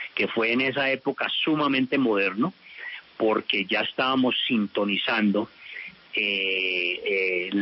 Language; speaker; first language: Spanish; early bilingual, heritage; Spanish